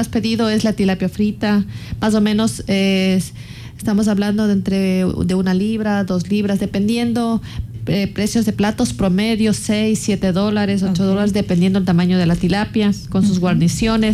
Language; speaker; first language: Spanish; native; Spanish